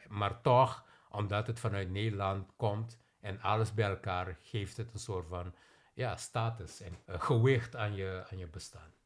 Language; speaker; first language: Dutch; non-native, local second language; Papiamento